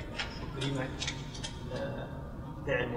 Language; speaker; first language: Arabic; native; Arabic